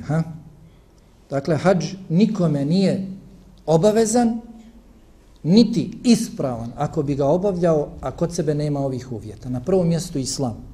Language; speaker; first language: Bosnian; native; Bosnian